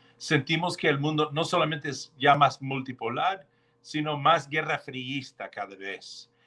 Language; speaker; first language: Spanish; non-native, fluent; English